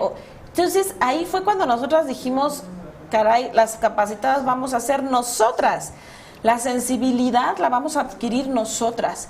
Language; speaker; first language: Spanish; native; Spanish